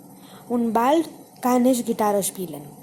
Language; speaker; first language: German; non-native, fluent; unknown